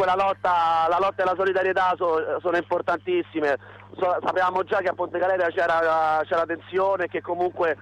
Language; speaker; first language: Italian; native; Italian